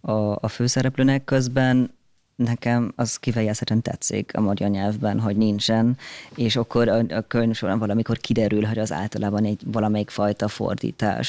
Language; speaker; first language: Hungarian; non-native, fluent; German